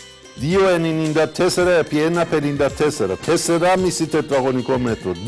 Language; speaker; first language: Greek; non-native, learner; Persian